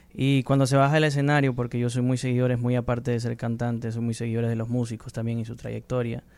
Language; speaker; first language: Spanish; native; Spanish